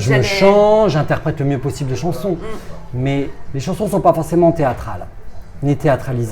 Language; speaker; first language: French; native; French